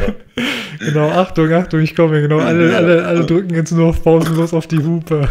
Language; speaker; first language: German; native; German